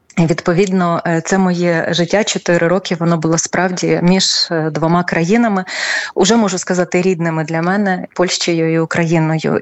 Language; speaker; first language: Ukrainian; native; Ukrainian